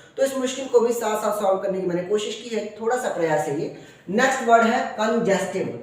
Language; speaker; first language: Hindi; non-native, local second language; Punjabi